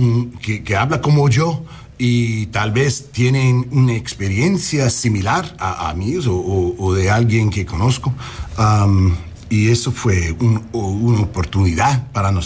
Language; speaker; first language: Spanish; early bilingual, heritage; English